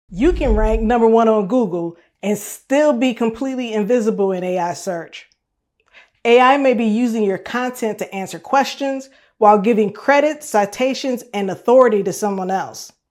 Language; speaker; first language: English; native; English